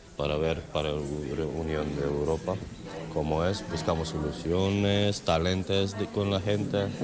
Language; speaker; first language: Spanish; non-native, learner; Macedonian